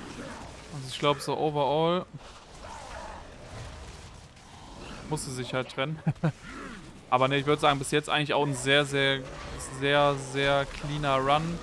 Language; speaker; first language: German; native; German